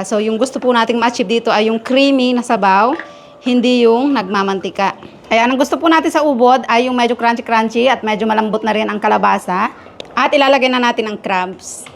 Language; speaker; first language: Filipino; non-native, local second language; Iloko